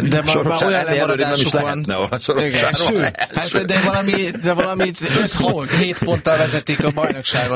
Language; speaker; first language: Hungarian; native; Hungarian